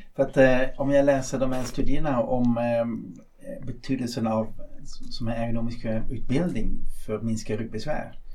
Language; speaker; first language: Swedish; non-native, fluent; Dutch